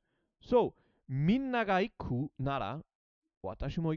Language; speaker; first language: Japanese; non-native, learner; English